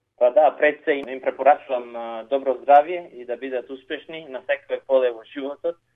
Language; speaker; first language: Macedonian; native; Macedonian